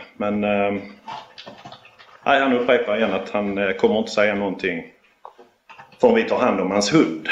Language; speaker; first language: Swedish; native; Swedish